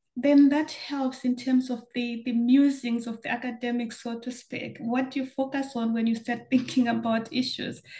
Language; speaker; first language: English; non-native, local second language; Shona